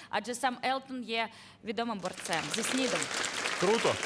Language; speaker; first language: Ukrainian; native; Ukrainian